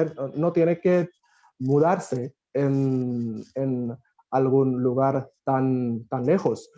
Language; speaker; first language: Spanish; non-native, fluent; Bangla